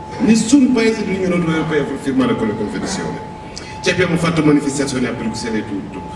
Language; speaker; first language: Italian; non-native, fluent; Wolof